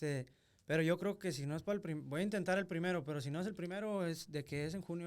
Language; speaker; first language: Spanish; native; Spanish